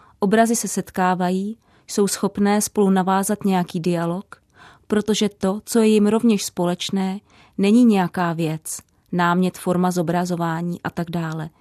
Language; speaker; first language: Czech; native; Czech